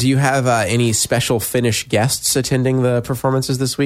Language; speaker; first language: English; native; English